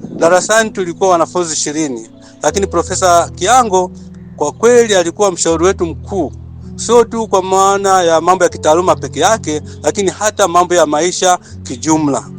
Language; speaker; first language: Swahili; native; Swahili